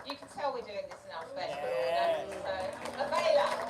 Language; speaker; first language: English; native; English